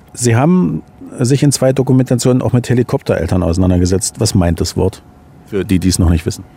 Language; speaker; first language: German; native; German